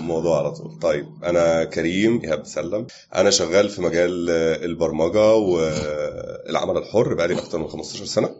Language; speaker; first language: Arabic; native; Arabic